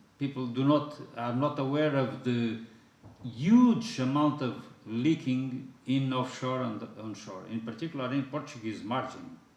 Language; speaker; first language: English; non-native, fluent; Portuguese